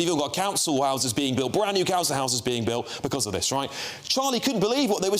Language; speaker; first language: English; native; English